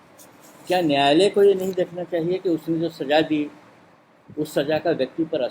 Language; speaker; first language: Hindi; native; Hindi